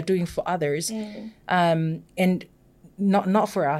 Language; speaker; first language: English; non-native, fluent; Samoan